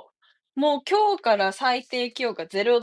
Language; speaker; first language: Japanese; native; Japanese